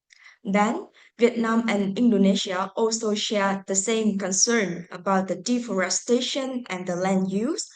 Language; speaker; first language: English; non-native, fluent; Vietnamese